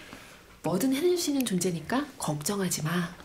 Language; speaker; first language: Korean; native; Korean